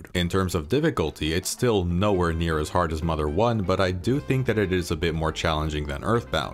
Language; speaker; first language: English; native; English